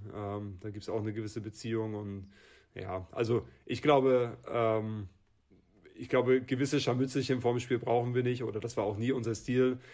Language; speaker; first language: German; native; German